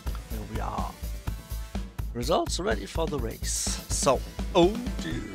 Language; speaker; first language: English; non-native, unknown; German